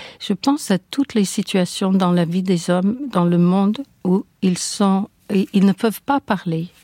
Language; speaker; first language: French; non-native, fluent; English